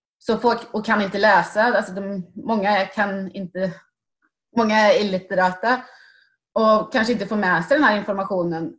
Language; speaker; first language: Swedish; native; Swedish